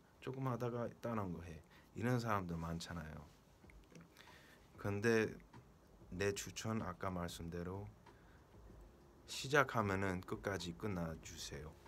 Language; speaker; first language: Korean; early bilingual, heritage; Korean